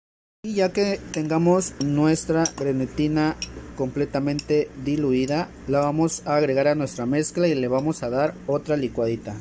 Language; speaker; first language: Spanish; native; Spanish